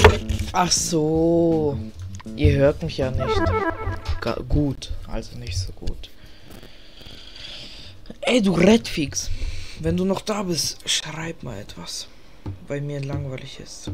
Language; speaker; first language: German; native; German